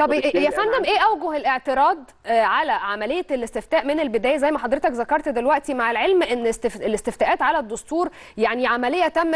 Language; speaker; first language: Arabic; native; Arabic